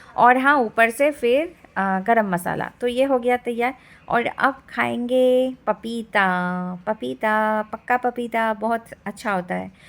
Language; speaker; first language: Hindi; non-native, local second language; Bangla